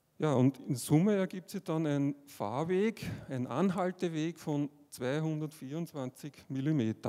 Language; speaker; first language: German; native; German